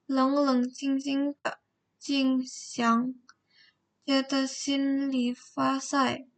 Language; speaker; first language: Chinese; non-native, learner; Indonesian